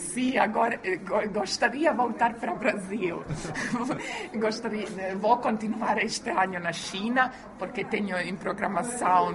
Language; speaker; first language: Portuguese; non-native, learner; Croatian